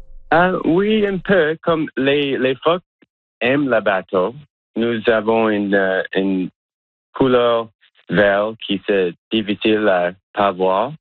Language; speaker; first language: French; non-native, local second language; English